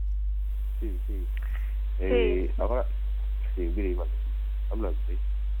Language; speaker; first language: Spanish; non-native, learner; Wolof